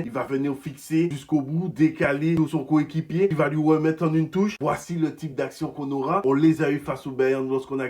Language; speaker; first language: French; native; French